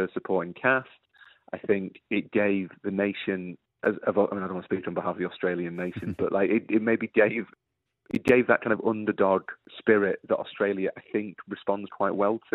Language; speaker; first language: English; native; English